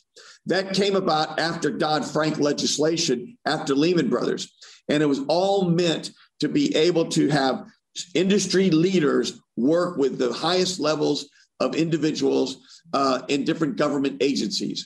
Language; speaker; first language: English; native; English